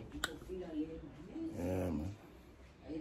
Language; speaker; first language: English; non-native, learner; Spanish